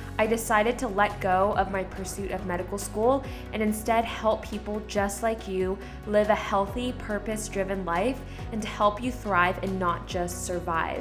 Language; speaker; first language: English; early bilingual, other home language; Korean